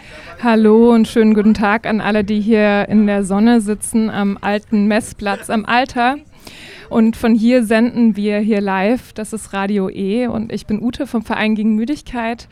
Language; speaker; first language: German; native; German